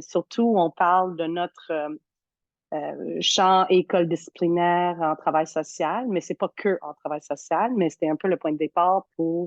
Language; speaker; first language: French; native; French